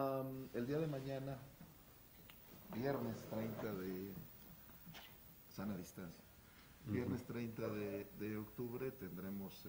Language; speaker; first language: Spanish; native; Spanish